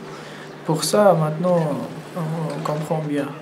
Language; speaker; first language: French; non-native, learner; Persian